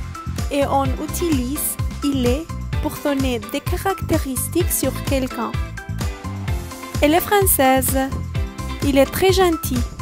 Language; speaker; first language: French; non-native, learner; Spanish